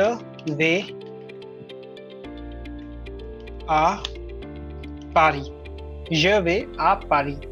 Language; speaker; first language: French; non-native, fluent; Hindi